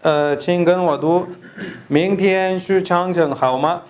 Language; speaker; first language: Chinese; non-native, fluent; Pashto